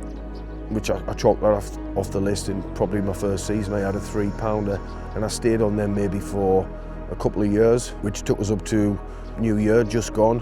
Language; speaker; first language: English; native; English